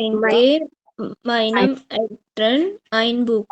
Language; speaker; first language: German; non-native, learner; Nepali